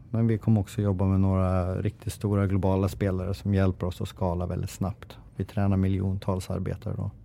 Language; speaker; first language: Swedish; native; Swedish